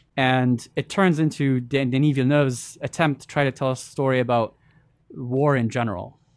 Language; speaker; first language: English; early bilingual, other home language; Arabic